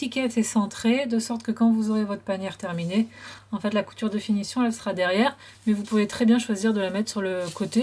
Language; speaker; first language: French; native; French